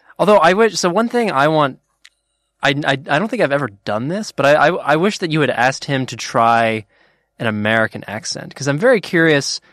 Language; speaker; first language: English; native; English